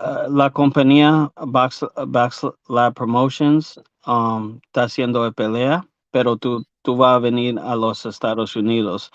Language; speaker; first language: Spanish; early bilingual, heritage; English